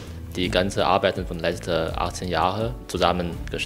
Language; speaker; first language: German; non-native, learner; Chinese